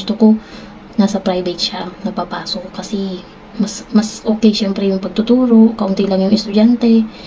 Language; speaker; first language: Filipino; native; Filipino